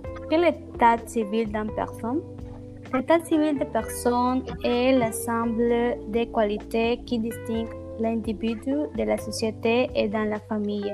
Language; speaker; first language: French; non-native, learner; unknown